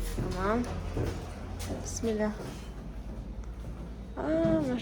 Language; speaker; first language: Turkish; non-native, learner; Kazakh